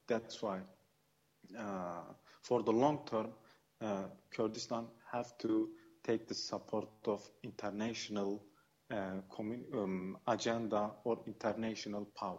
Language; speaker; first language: English; non-native, fluent; Kurdish